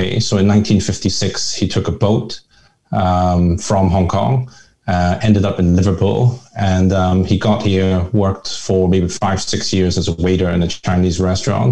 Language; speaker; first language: English; early bilingual, other home language; Hakka Chinese